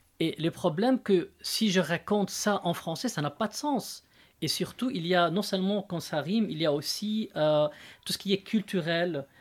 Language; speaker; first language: French; non-native, local second language; Arabic